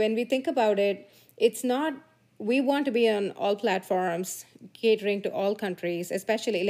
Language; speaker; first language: English; non-native, local second language; Tamil